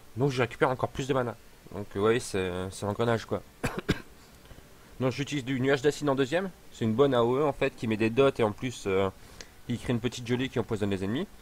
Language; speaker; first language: French; native; French